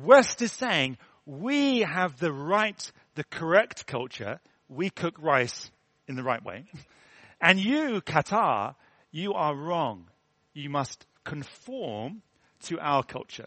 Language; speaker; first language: English; native; English